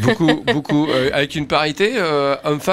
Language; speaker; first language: French; native; French